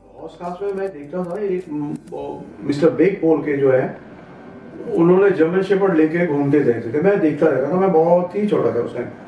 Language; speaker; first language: Hindi; non-native, local second language; Bangla